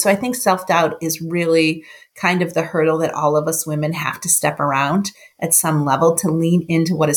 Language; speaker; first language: English; native; English